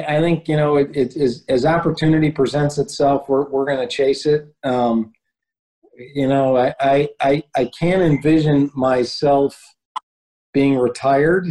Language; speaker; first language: English; native; English